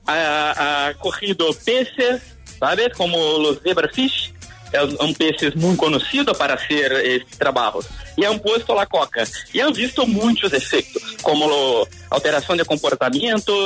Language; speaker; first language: Spanish; non-native, learner; Portuguese